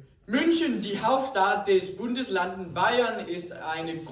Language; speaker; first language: German; non-native, learner; Danish